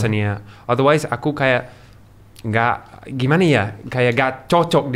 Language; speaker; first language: Indonesian; non-native, learner; English